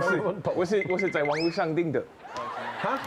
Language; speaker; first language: Chinese; non-native, fluent; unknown